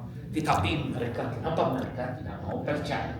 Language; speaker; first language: Indonesian; non-native, fluent; Arabic